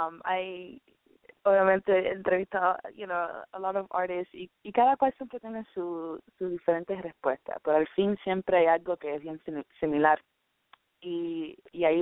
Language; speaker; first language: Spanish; early bilingual, heritage; Spanish